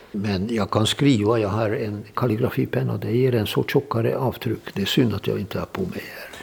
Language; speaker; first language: Swedish; non-native, fluent; Hungarian